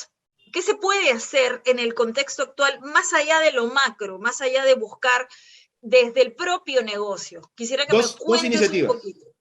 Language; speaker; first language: Spanish; native; Spanish